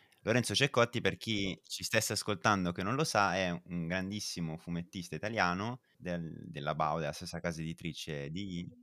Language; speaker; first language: Italian; native; Italian